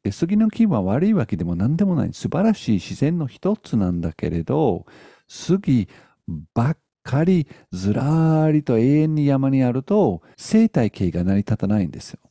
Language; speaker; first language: Japanese; native; Japanese